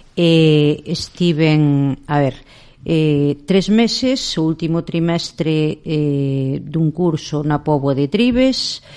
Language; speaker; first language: Galician; native; Galician